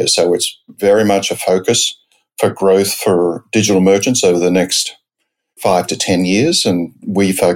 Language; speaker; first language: English; native; English